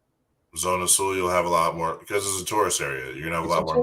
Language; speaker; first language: English; native; English